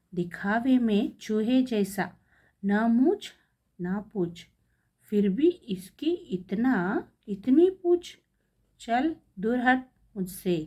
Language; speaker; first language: Hindi; non-native, local second language; Kannada